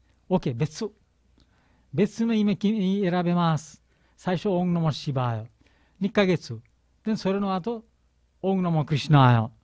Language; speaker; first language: Japanese; non-native, learner; Bangla